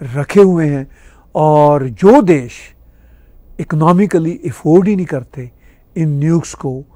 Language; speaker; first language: Urdu; non-native, local second language; Punjabi